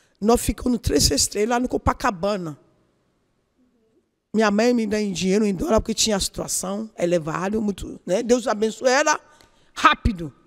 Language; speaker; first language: Portuguese; non-native, learner; Yoruba